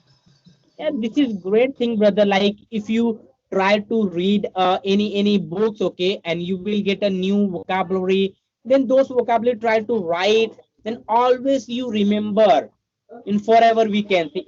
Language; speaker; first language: English; non-native, learner; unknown